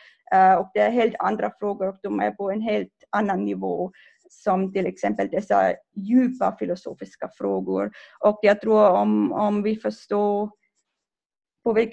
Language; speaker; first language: Swedish; non-native, fluent; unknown